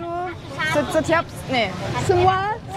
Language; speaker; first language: Indonesian; non-native, learner; German